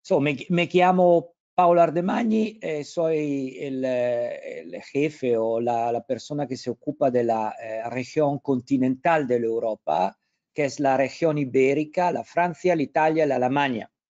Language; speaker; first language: Spanish; non-native, learner; Italian